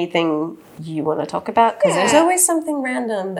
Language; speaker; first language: English; native; English